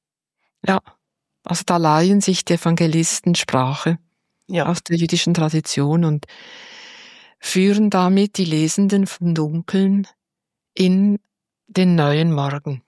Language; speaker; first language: German; native; German